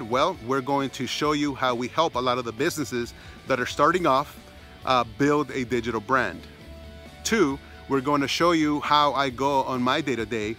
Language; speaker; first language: English; early bilingual, other home language; Spanish